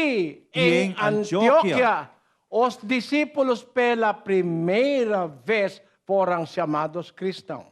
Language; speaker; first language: Portuguese; non-native, learner; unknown